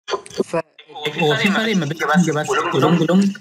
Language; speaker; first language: Arabic; native; Arabic